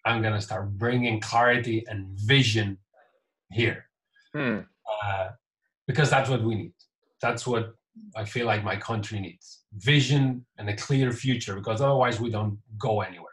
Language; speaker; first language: English; non-native, fluent; Catalan